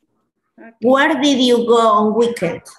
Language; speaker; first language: English; non-native, learner; Spanish